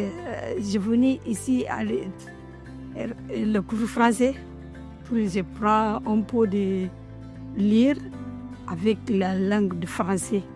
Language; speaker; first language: French; non-native, learner; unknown